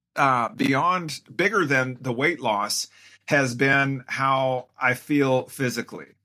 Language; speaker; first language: English; native; English